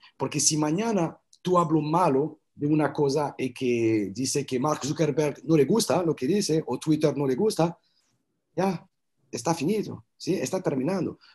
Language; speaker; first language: Spanish; non-native, learner; French